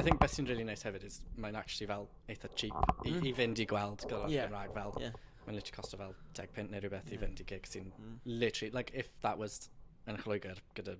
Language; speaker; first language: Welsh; non-native, fluent; English